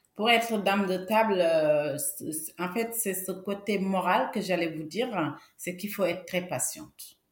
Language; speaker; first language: French; non-native, local second language; Wolof